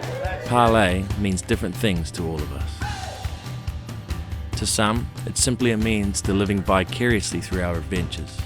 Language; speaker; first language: English; native; English